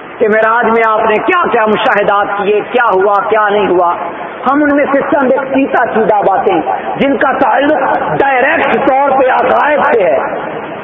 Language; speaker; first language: Urdu; native; Urdu